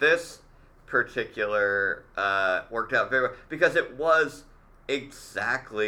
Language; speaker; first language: English; native; English